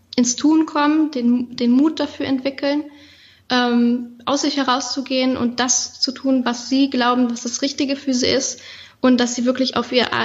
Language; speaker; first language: German; native; German